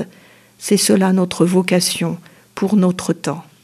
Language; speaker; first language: French; native; French